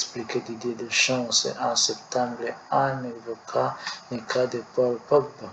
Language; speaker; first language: French; non-native, learner; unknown